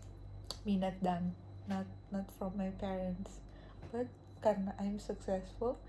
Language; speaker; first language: English; non-native, local second language; Indonesian